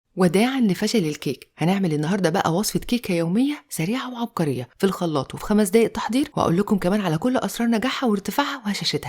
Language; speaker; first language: Arabic; native; Arabic